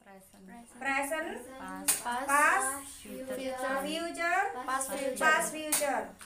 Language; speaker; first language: English; non-native, learner; Indonesian